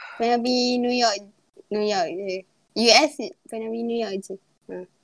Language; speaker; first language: Malay; native; Malay